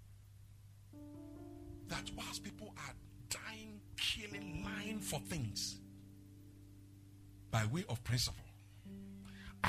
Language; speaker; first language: English; non-native, local second language; Akan